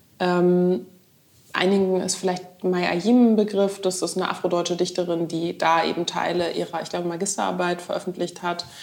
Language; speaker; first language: German; native; German